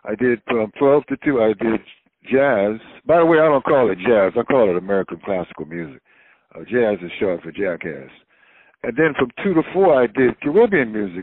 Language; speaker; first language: English; native; English